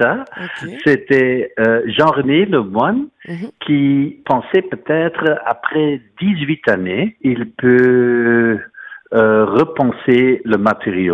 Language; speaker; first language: French; non-native, fluent; Dutch